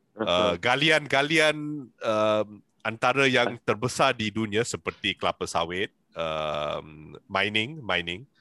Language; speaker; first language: Malay; native; Malay